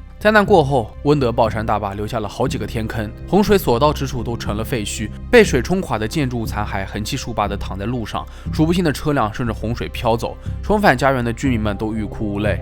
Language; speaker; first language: Chinese; native; Chinese